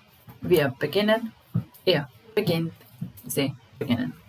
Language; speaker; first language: German; non-native, fluent; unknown